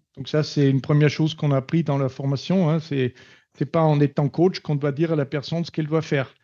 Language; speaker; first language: French; non-native, fluent; German